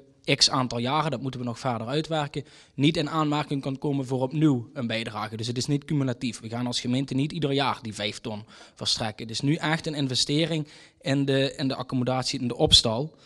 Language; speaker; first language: Dutch; native; Dutch